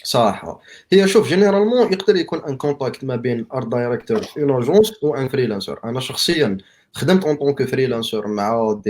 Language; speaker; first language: Arabic; native; Arabic